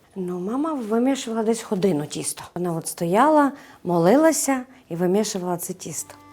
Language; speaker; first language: Ukrainian; non-native, fluent; Georgian